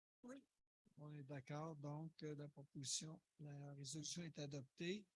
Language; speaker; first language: French; native; French